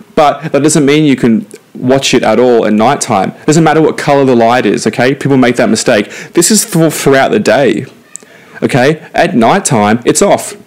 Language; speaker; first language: English; native; English